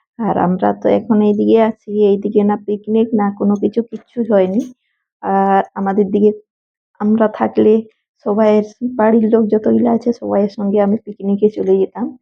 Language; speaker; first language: Bangla; non-native, local second language; Santali